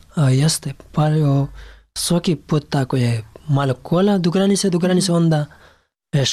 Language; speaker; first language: Serbian; non-native, learner; Pashto